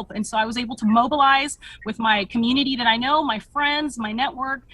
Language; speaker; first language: English; early bilingual, other home language; Spanish